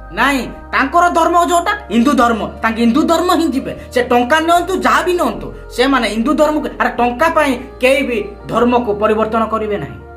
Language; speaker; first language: Odia; non-native, local second language; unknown